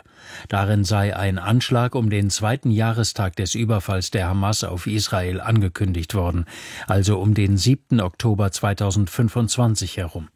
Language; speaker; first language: German; native; German